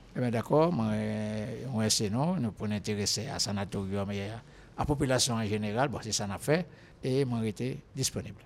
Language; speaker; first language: French; non-native, local second language; Haitian Creole